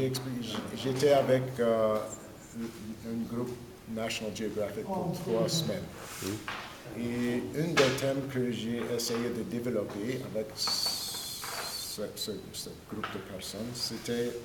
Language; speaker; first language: French; non-native, fluent; English